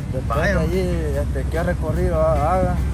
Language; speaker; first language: Spanish; native; Spanish